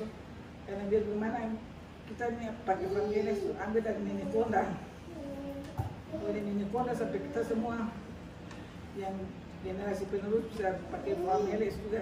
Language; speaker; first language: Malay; non-native, local second language; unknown